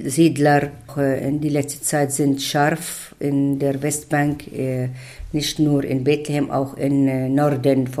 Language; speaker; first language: German; non-native, fluent; Arabic